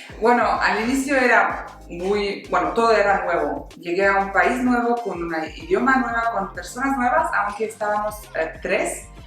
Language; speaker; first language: Spanish; non-native, fluent; German